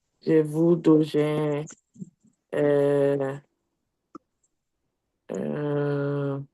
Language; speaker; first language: French; non-native, learner; English